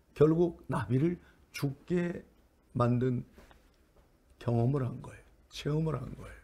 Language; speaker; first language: Korean; native; Korean